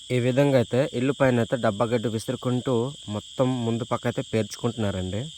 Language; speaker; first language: Telugu; non-native, local second language; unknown